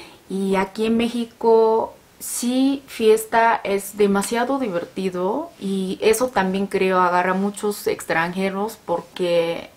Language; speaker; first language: Spanish; non-native, learner; Korean